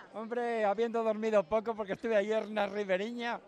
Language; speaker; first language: Spanish; native; Spanish